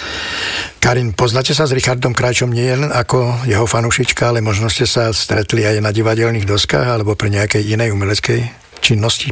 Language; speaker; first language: Slovak; native; Slovak